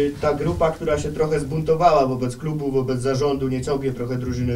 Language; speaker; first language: Polish; native; Polish